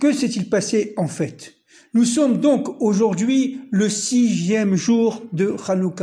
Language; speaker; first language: French; native; French